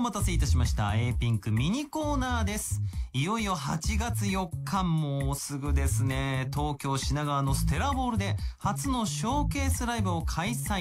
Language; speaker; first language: Japanese; native; Japanese